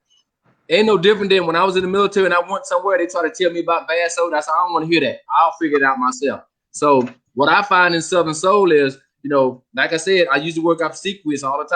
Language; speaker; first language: English; native; English